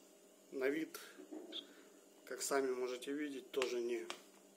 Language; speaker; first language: Russian; native; Russian